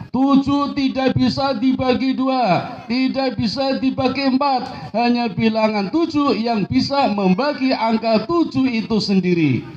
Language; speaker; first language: Indonesian; non-native, local second language; Javanese